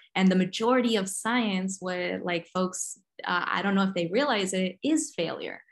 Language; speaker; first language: English; early bilingual, other home language; Spanish